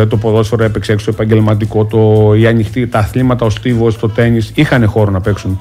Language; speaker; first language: Greek; native; Greek